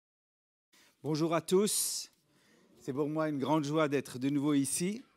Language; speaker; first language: French; native; French